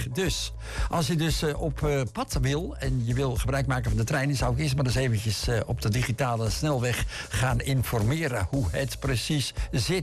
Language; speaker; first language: Dutch; native; Dutch